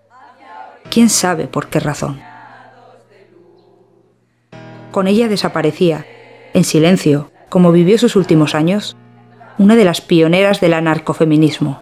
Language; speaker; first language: Spanish; non-native, fluent; English